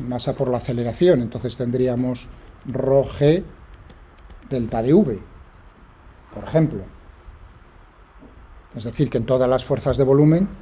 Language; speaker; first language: Spanish; native; Spanish